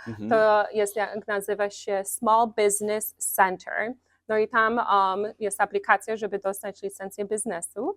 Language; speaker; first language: Polish; early bilingual, heritage; Polish